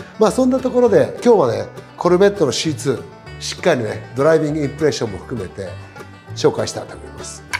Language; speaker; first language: Japanese; native; Japanese